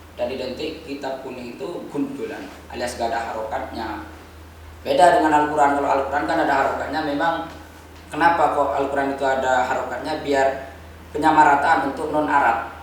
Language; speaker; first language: Indonesian; non-native, local second language; Madurese